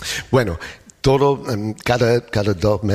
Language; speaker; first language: Spanish; non-native, learner; English